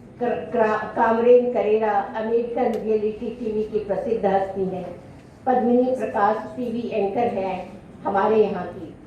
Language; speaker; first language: Hindi; native; Hindi